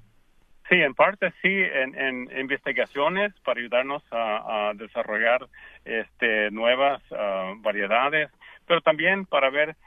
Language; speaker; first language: Spanish; early bilingual, heritage; Spanish